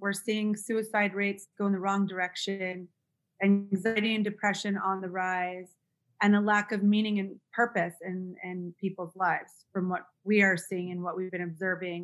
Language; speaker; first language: English; native; English